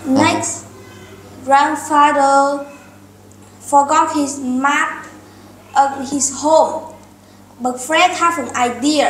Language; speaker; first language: English; non-native, learner; Vietnamese